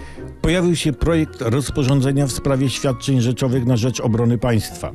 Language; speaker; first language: Polish; native; Polish